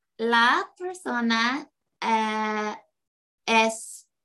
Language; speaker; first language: Spanish; non-native, learner; English